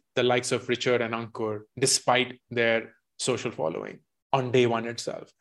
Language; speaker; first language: English; non-native, local second language; Hindi